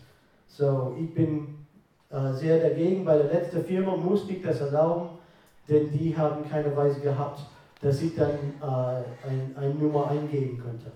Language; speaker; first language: German; non-native, fluent; English